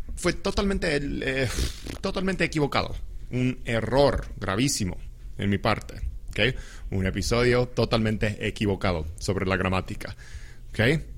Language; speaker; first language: Spanish; non-native, fluent; English